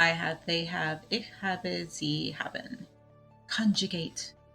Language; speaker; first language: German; non-native, learner; English